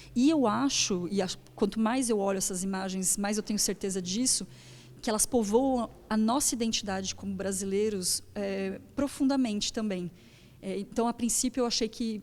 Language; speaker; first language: Portuguese; native; Portuguese